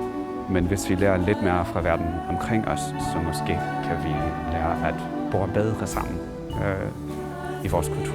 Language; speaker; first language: Danish; non-native, fluent; English